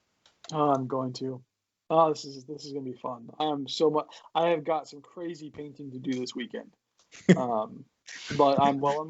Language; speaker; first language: English; native; English